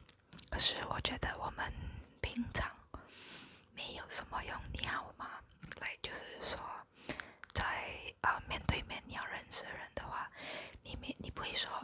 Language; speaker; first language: Chinese; non-native, local second language; English